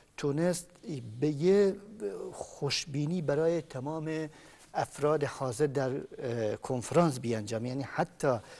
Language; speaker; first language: Persian; non-native, local second language; Kurdish